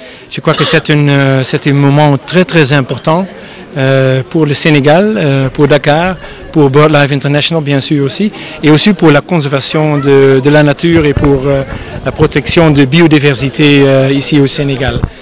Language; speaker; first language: French; non-native, fluent; Dutch